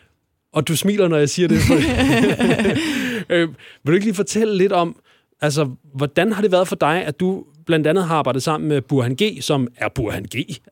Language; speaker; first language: Danish; native; Danish